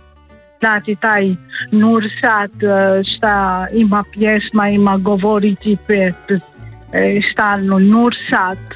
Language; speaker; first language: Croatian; non-native, learner; Arabic